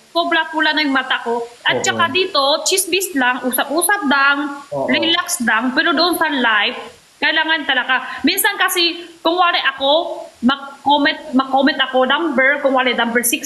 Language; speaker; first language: Filipino; non-native, learner; Korean